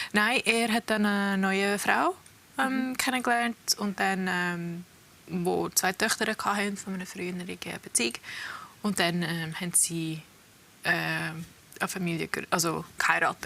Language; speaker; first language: German; early bilingual, heritage; English